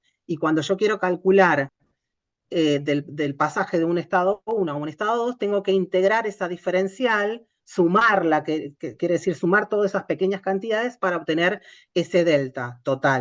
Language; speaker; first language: Spanish; native; Spanish